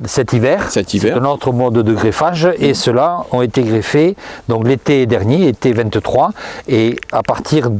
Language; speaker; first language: French; native; French